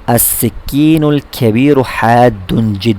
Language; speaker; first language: Arabic; non-native, fluent; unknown